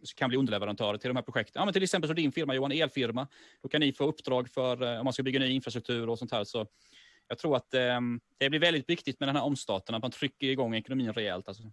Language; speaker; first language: Swedish; native; Swedish